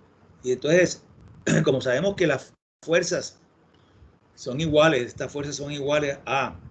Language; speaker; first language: Spanish; native; Spanish